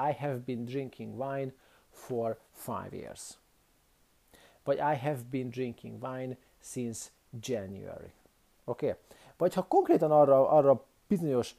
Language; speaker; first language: English; non-native, fluent; Hungarian